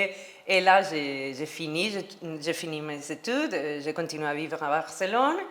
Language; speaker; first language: French; non-native, learner; Spanish